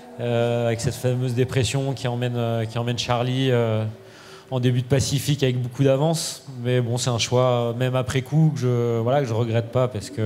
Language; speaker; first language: French; native; French